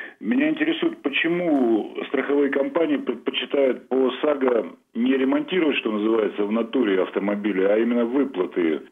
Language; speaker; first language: Russian; native; Russian